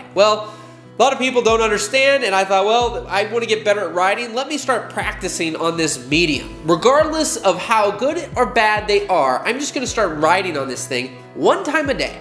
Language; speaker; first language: English; native; English